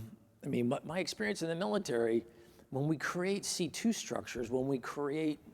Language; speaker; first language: English; native; English